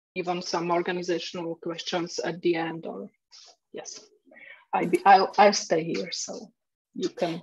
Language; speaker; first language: English; non-native, fluent; Slovak